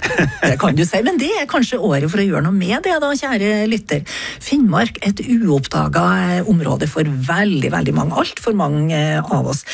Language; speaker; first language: Norwegian; native; Norwegian